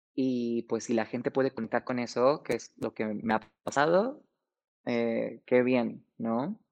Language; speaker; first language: Spanish; native; Spanish